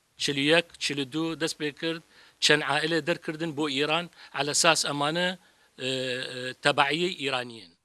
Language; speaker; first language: Central Kurdish; non-native, local second language; Southern Kurdish